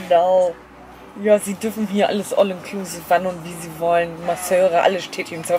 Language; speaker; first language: German; native; German